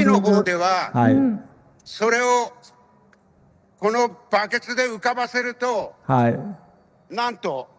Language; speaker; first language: Japanese; native; Japanese